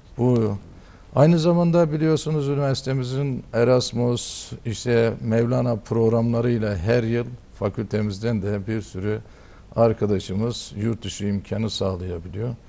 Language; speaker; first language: Turkish; native; Turkish